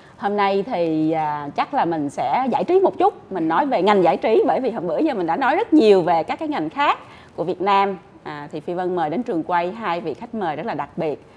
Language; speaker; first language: Vietnamese; native; Vietnamese